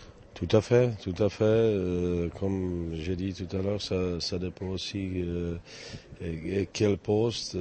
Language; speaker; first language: French; non-native, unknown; Czech